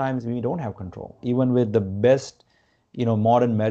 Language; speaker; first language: English; non-native, local second language; Gujarati